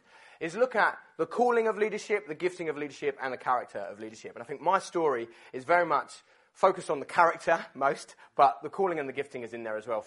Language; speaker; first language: English; native; English